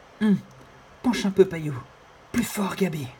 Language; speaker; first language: French; native; French